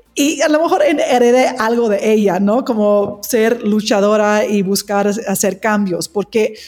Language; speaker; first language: Spanish; non-native, fluent; English